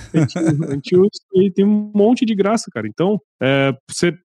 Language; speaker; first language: Portuguese; native; Portuguese